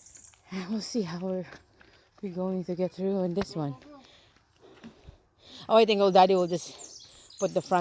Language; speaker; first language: English; non-native, local second language; Filipino